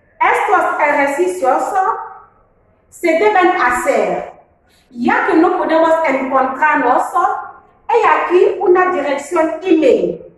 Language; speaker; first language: Spanish; non-native, fluent; French